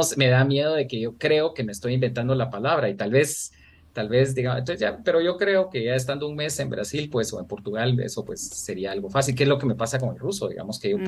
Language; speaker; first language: Spanish; native; Spanish